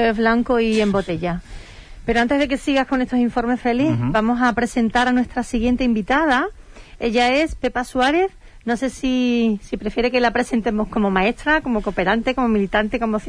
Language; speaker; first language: Spanish; native; Spanish